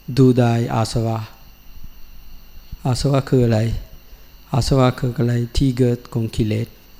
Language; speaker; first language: Thai; non-native, learner; Sinhala